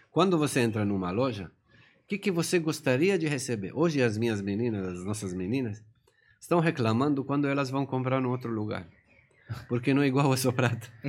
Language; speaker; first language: Portuguese; non-native, fluent; Persian